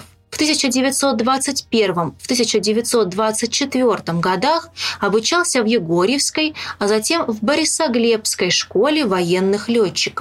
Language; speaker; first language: Russian; native; Russian